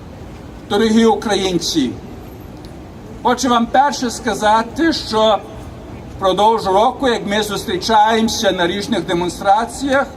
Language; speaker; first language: Ukrainian; early bilingual, heritage; Ukrainian